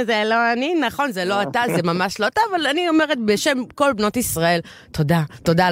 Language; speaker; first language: Hebrew; native; Hebrew